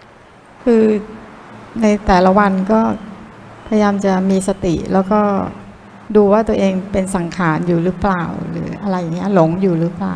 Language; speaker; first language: Thai; native; Thai